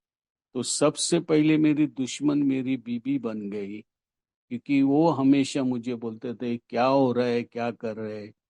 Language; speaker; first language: Hindi; non-native, local second language; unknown